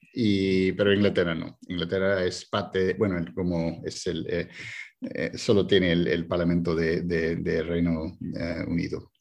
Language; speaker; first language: Spanish; non-native, fluent; English